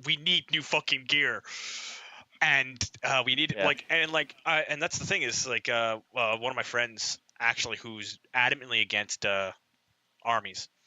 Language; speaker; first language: English; native; English